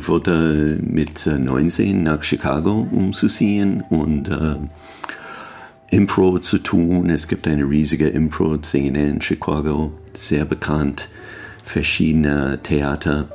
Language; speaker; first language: German; non-native, learner; English